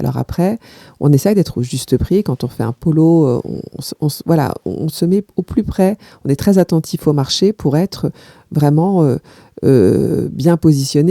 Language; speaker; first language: French; native; French